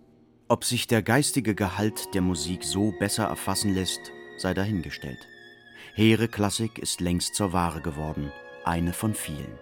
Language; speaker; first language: German; native; German